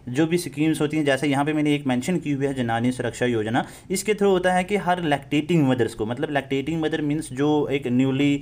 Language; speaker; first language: Hindi; non-native, local second language; Kashmiri